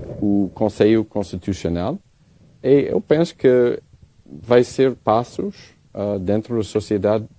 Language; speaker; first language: Portuguese; non-native, learner; English